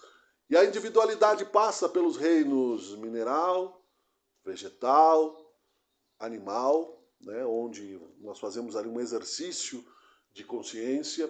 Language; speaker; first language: Portuguese; native; Portuguese